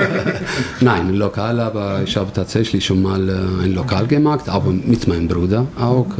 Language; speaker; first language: German; non-native, learner; Italian